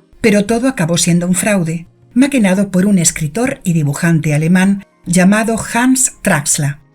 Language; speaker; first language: Spanish; native; Spanish